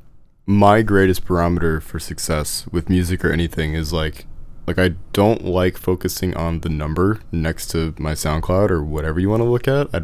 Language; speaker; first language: English; native; English